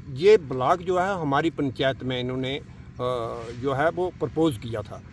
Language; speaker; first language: Hindi; native; Hindi